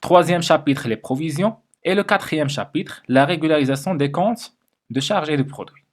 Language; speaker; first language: French; non-native, local second language; Arabic